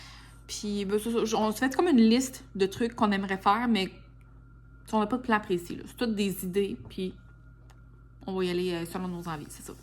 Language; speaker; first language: French; native; French